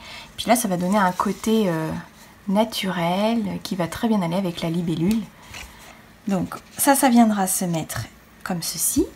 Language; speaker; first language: French; native; French